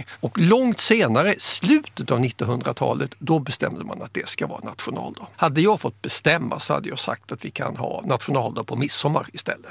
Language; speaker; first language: Swedish; native; Swedish